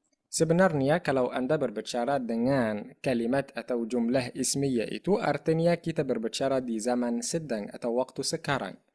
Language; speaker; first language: Indonesian; non-native, fluent; Arabic